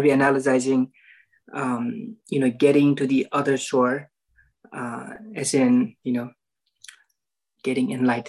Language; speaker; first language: English; non-native, local second language; Nepali